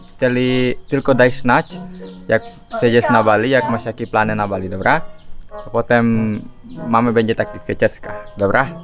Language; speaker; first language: Polish; non-native, learner; Indonesian